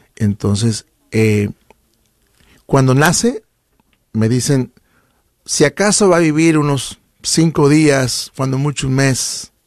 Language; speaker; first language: Spanish; native; Spanish